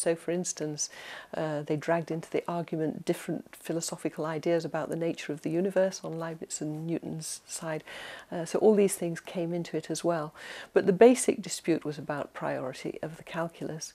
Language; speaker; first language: English; native; English